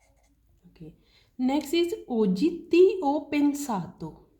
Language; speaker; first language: Italian; non-native, learner; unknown